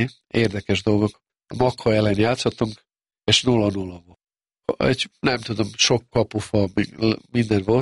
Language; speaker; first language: Hungarian; non-native, local second language; Serbian